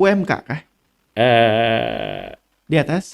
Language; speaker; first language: Indonesian; native; Indonesian